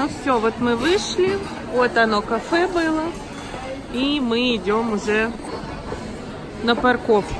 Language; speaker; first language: Russian; native; Russian